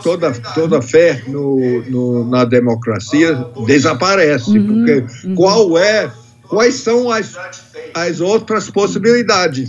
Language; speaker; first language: Portuguese; non-native, fluent; English